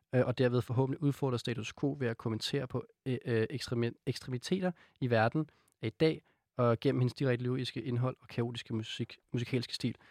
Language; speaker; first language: English; non-native, fluent; Danish